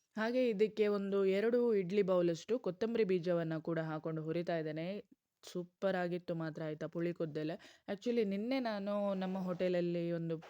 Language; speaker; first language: Kannada; non-native, local second language; Konkani